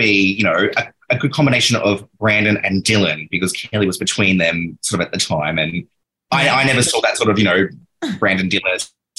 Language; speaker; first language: English; native; English